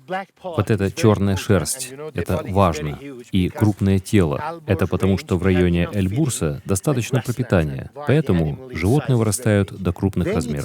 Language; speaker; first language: Russian; native; Russian